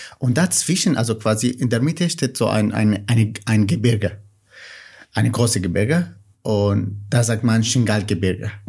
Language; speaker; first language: German; non-native, fluent; Kurdish